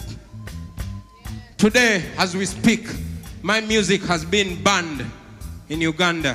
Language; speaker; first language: English; non-native, local second language; Ganda